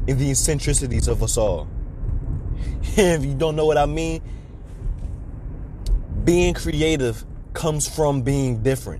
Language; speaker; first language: English; native; English